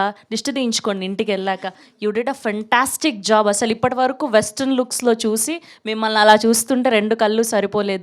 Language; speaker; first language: Telugu; native; Telugu